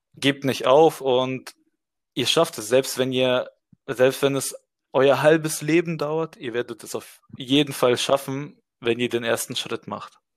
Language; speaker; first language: German; early bilingual, other home language; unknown